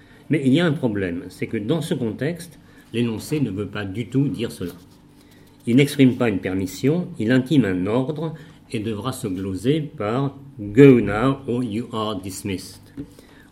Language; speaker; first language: French; native; French